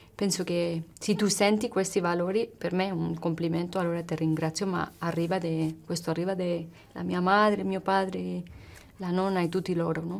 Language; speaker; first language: Italian; non-native, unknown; Spanish